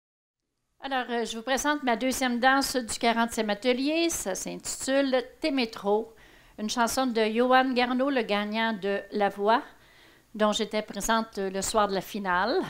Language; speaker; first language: French; native; French